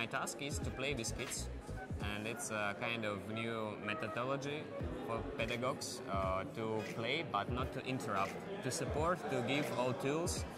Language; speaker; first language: English; non-native, fluent; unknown